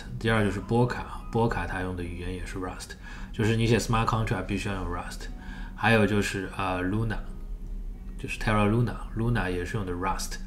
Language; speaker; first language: Chinese; native; Chinese